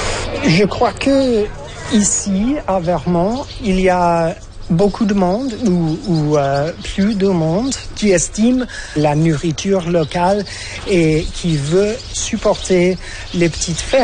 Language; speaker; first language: French; non-native, fluent; English